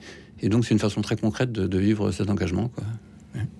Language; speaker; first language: French; native; French